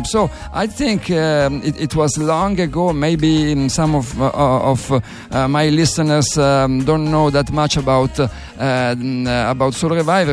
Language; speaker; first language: English; non-native, fluent; Italian